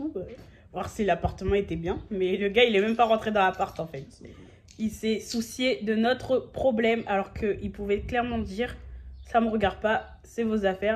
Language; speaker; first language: French; native; French